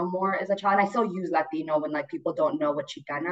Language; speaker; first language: English; native; English